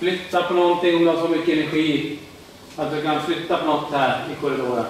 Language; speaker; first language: Swedish; native; Swedish